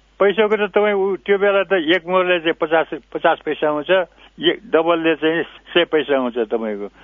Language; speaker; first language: Nepali; non-native, local second language; Newari